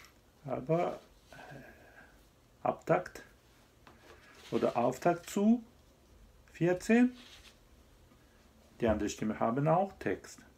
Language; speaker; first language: German; non-native, fluent; Japanese